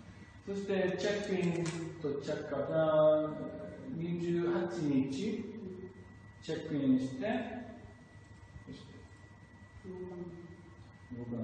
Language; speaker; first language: Japanese; non-native, fluent; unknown